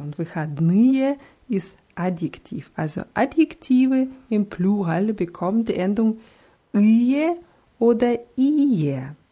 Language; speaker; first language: German; non-native, fluent; Russian